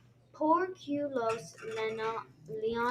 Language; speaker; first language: Spanish; non-native, learner; English